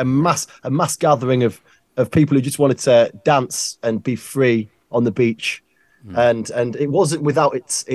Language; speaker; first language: English; native; English